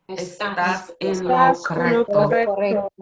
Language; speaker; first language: Spanish; non-native, learner; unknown